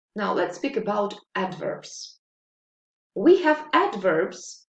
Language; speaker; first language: English; non-native, fluent; Ukrainian